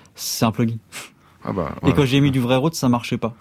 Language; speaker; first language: French; native; French